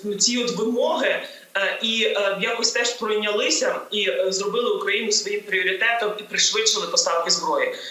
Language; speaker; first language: Ukrainian; native; Ukrainian